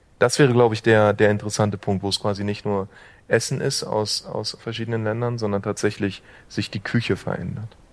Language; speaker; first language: German; native; German